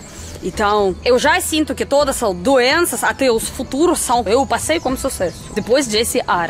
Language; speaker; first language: Portuguese; non-native, fluent; Russian